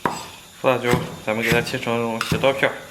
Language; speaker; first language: Chinese; native; Chinese